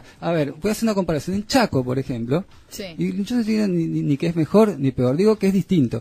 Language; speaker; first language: Spanish; native; Spanish